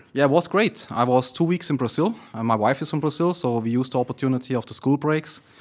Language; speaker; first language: English; non-native, fluent; German